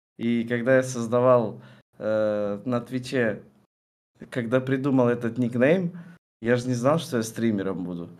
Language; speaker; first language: Russian; native; Russian